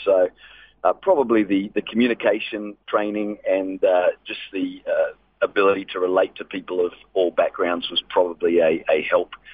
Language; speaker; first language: English; native; English